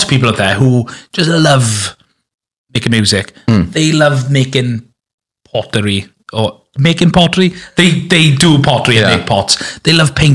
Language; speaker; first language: English; native; English